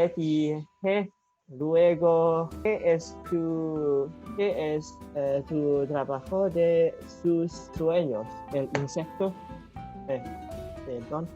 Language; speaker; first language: Spanish; non-native, learner; Cantonese